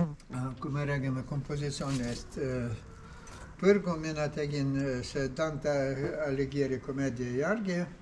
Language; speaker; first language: Estonian; non-native, learner; Ukrainian